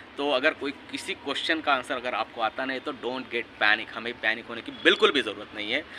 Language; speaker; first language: Hindi; non-native, local second language; Marathi